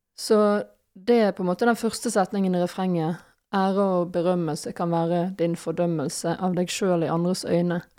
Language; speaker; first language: Norwegian; native; Norwegian